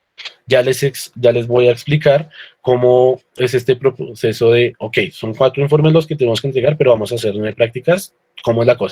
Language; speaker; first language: Spanish; native; Spanish